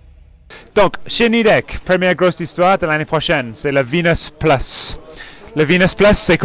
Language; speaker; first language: French; non-native, fluent; English